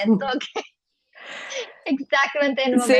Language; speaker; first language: Spanish; non-native, fluent; English